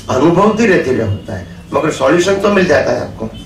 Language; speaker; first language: Hindi; non-native, local second language; Gujarati